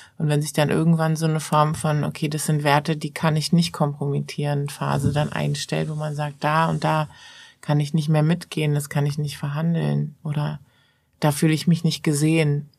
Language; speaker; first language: German; early bilingual, other home language; Persian